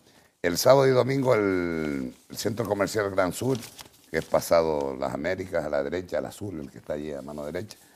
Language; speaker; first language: Spanish; native; Spanish